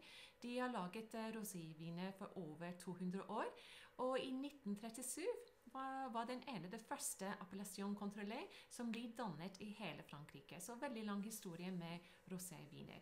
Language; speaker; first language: Norwegian; non-native, fluent; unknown